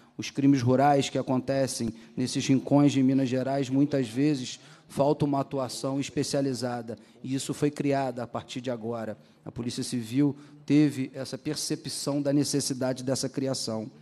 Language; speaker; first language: Portuguese; native; Portuguese